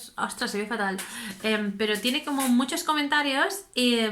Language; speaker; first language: Spanish; native; Spanish